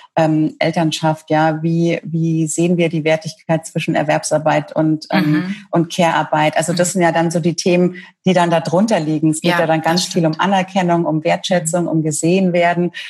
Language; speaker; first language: German; native; German